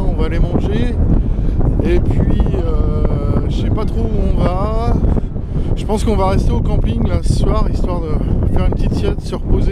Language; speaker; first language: French; native; French